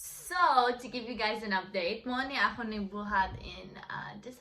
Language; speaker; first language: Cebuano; non-native, local second language; English